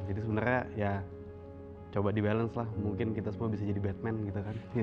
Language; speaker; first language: Indonesian; native; Indonesian